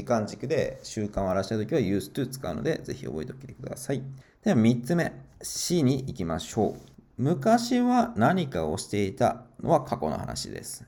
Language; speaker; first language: Japanese; native; Japanese